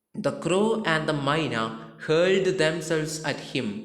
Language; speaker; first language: English; non-native, local second language; Malayalam